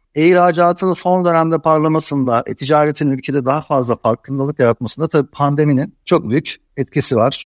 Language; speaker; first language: Turkish; native; Turkish